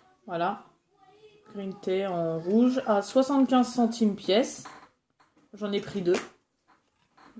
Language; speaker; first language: French; native; French